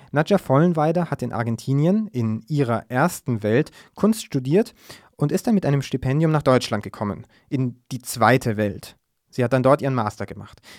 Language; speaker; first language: German; native; German